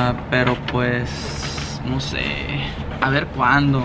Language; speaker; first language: Spanish; early bilingual, heritage; Spanish